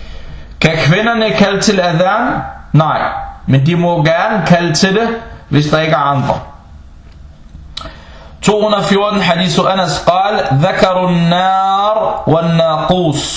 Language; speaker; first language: Danish; non-native, local second language; Arabic